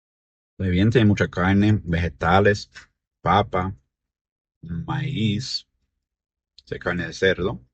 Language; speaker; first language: Spanish; early bilingual, heritage; Spanish